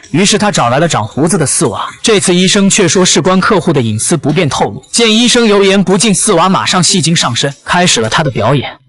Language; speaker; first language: Chinese; native; Chinese